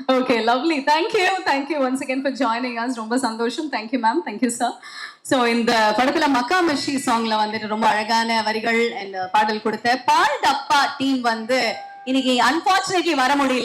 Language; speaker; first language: Tamil; native; Tamil